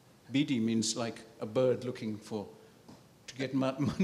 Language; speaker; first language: English; native; English